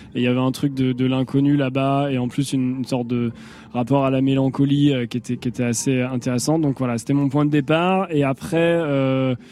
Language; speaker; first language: French; native; French